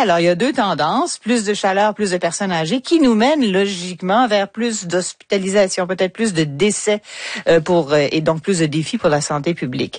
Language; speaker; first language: French; native; French